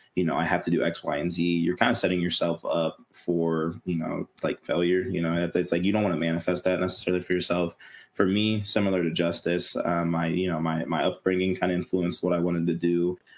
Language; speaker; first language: English; native; English